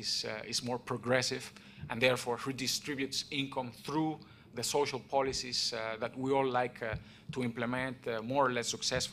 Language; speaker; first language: English; non-native, fluent; Spanish